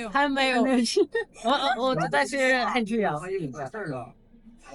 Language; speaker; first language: Chinese; non-native, learner; Spanish